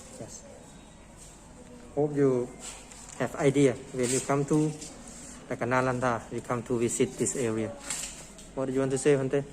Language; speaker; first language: English; non-native, learner; Thai